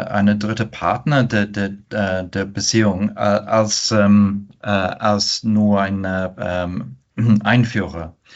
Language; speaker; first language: German; non-native, fluent; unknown